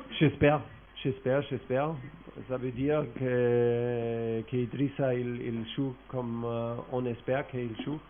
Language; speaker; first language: French; non-native, fluent; German